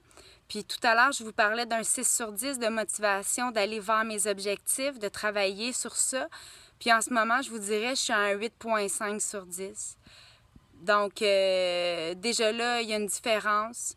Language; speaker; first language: French; native; French